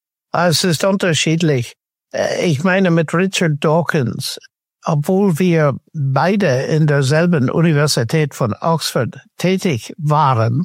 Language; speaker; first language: German; non-native, fluent; English